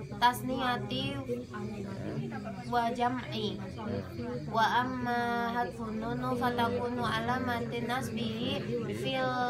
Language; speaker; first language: Arabic; non-native, learner; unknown